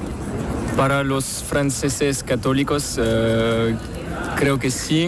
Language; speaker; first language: Spanish; non-native, learner; French